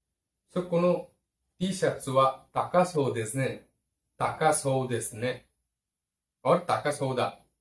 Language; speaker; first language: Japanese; non-native, fluent; Bangla